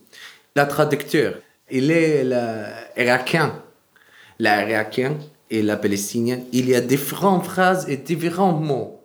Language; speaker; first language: French; non-native, learner; Arabic